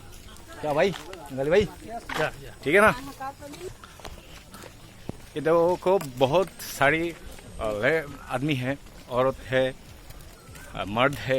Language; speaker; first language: Hindi; non-native, learner; Bangla